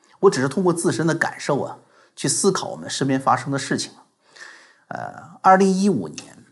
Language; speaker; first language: Chinese; native; Chinese